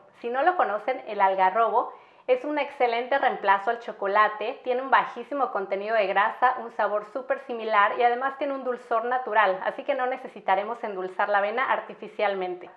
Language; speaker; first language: Spanish; native; Spanish